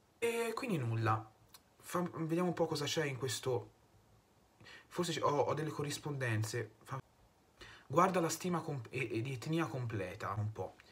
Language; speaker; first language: Italian; native; Italian